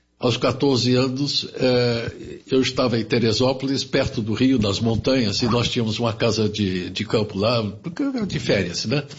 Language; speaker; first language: Portuguese; early bilingual, other home language; German